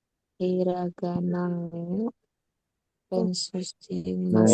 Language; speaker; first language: Japanese; non-native, learner; Indonesian